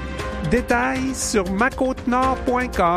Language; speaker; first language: French; native; French